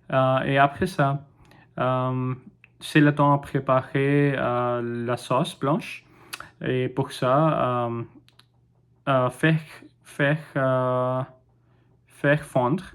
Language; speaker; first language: French; non-native, learner; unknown